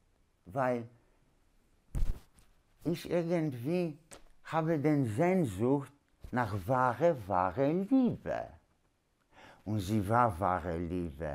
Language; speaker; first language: German; non-native, learner; Polish